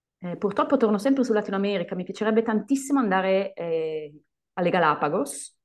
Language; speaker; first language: Italian; native; Italian